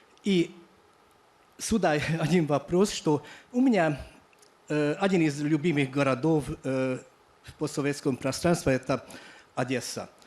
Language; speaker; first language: Russian; non-native, fluent; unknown